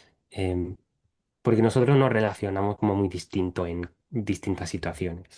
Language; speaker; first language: Spanish; non-native, fluent; English